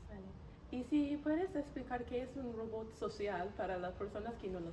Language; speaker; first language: Spanish; non-native, learner; English